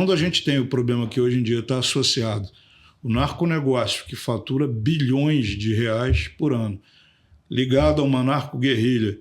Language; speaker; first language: Portuguese; native; Portuguese